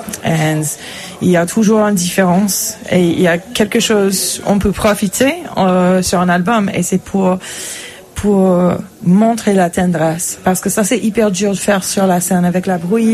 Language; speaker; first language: French; non-native, fluent; English